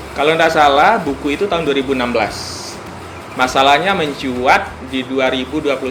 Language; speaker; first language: Indonesian; non-native, local second language; Minangkabau